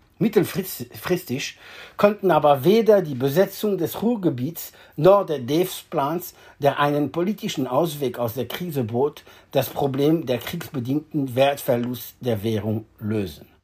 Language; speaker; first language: German; non-native, fluent; French